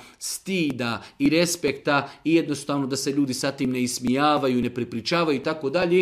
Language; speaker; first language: Croatian; native; Croatian